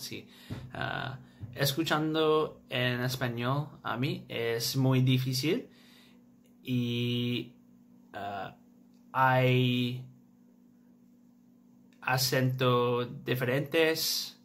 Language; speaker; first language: Spanish; non-native, learner; English